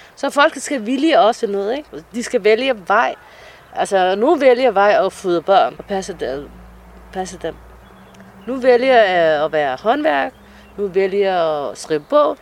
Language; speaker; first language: Danish; non-native, fluent; Somali